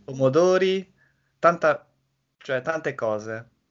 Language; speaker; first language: Italian; non-native, learner; English